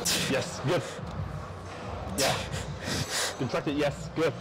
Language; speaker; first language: English; non-native, fluent; Bulgarian